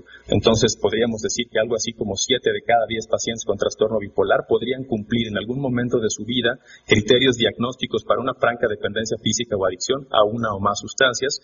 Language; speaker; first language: Spanish; native; Spanish